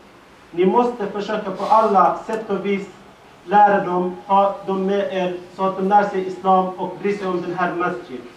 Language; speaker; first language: Swedish; non-native, fluent; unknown